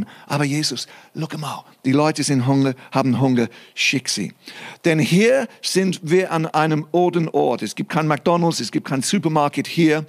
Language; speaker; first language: German; non-native, fluent; English